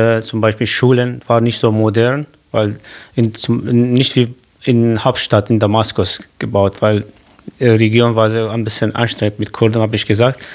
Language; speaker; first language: German; non-native, learner; Kurdish